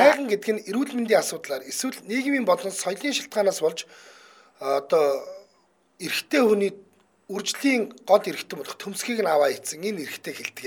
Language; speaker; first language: Mongolian; native; Mongolian